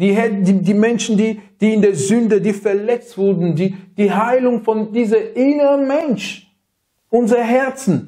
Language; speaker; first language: German; non-native, learner; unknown